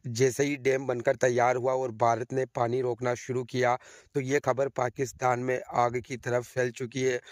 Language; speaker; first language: Hindi; native; Hindi